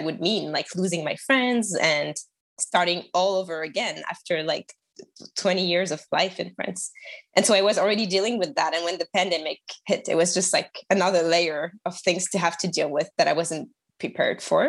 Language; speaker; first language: English; non-native, fluent; French